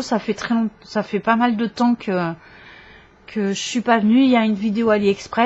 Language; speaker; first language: French; native; French